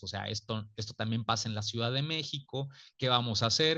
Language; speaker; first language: Spanish; native; Spanish